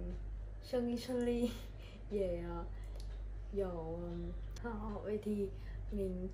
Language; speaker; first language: Chinese; non-native, learner; Vietnamese